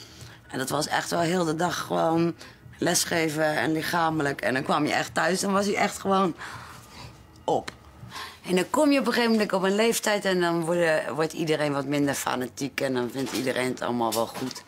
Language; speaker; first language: Dutch; native; Dutch